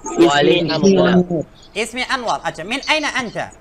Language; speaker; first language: Arabic; non-native, fluent; Bangla